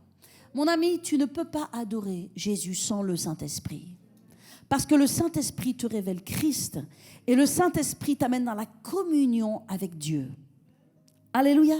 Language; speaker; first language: French; native; French